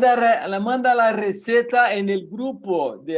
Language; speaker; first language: Spanish; non-native, fluent; Portuguese